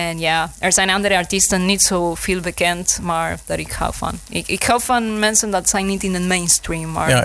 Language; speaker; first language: Dutch; non-native, learner; Spanish